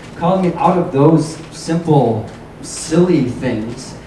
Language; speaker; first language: English; native; English